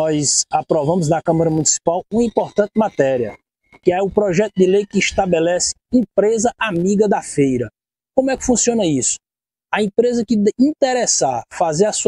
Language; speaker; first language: Portuguese; native; Portuguese